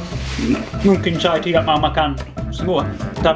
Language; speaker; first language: Indonesian; non-native, learner; English